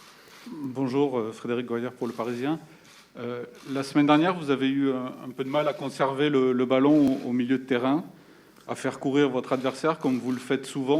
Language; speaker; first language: French; native; French